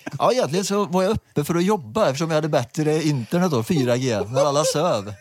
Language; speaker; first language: Swedish; native; Swedish